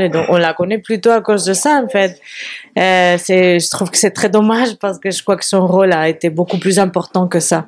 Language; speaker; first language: French; non-native, fluent; Spanish